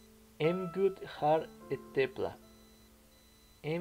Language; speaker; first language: Norwegian; non-native, learner; Spanish